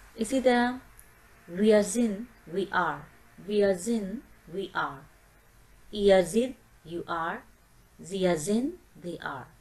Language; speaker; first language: Urdu; native; Urdu